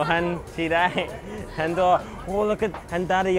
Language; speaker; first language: Chinese; non-native, learner; English